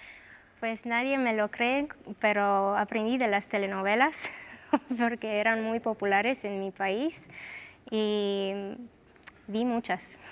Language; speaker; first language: Spanish; non-native, fluent; Romanian